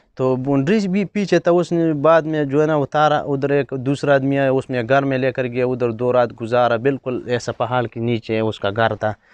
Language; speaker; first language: Urdu; non-native, local second language; Pashto